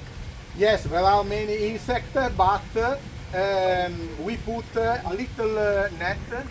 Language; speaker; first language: English; non-native, learner; Italian